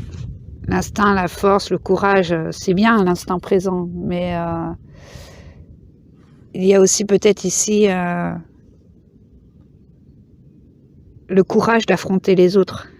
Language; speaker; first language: French; native; French